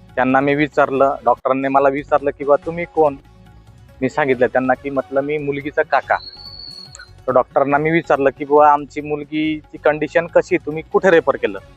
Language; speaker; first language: Marathi; non-native, local second language; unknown